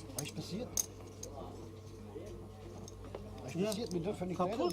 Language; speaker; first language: German; non-native, learner; Croatian